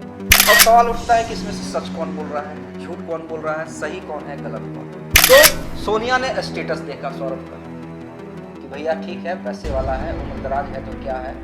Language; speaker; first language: Hindi; native; Hindi